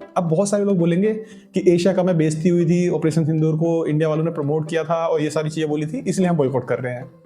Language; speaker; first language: Hindi; native; Hindi